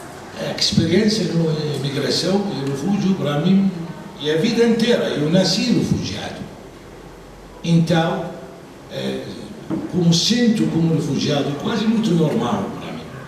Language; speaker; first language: Portuguese; non-native, fluent; Arabic